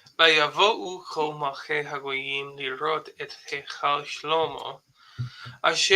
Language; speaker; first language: Hebrew; non-native, fluent; English